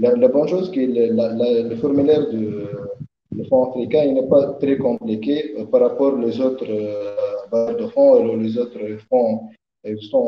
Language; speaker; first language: French; non-native, learner; Arabic